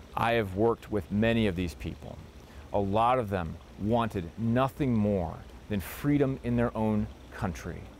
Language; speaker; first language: English; native; English